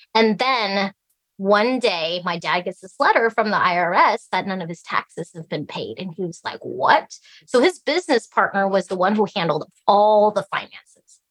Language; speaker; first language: English; early bilingual, other home language; Cantonese